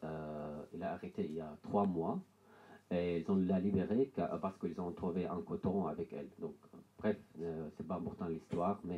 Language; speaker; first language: French; non-native, learner; Arabic